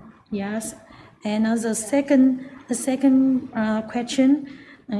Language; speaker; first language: English; non-native, learner; Vietnamese